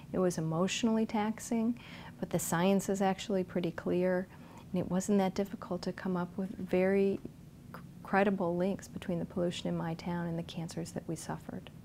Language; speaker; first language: English; native; English